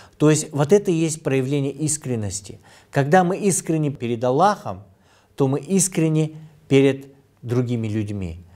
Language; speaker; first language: Russian; non-native, local second language; Kyrgyz